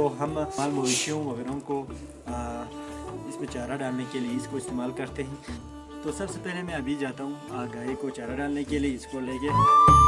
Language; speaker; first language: Hindi; non-native, local second language; Balti